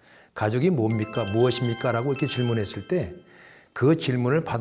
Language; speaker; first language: Korean; native; Korean